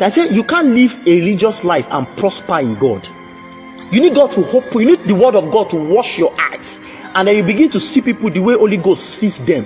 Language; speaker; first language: English; non-native, local second language; Yoruba